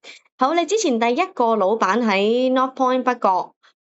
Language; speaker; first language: Cantonese; native; Cantonese